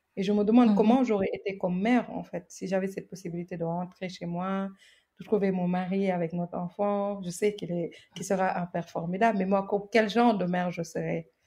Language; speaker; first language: French; non-native, local second language; Wolof